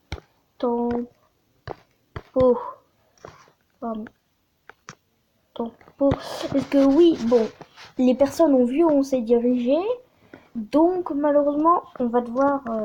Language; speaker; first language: French; native; French